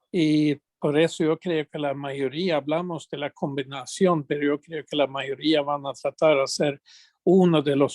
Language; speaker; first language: Spanish; non-native, fluent; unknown